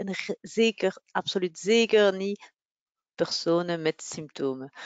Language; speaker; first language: Dutch; non-native, local second language; French